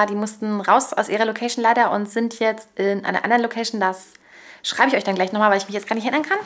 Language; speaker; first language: German; native; German